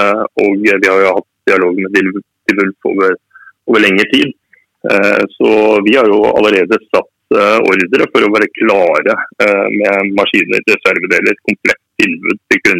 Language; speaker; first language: Norwegian; native; Norwegian